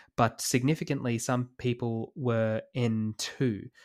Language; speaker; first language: English; native; English